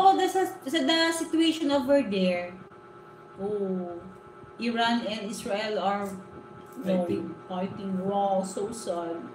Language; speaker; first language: English; non-native, local second language; Filipino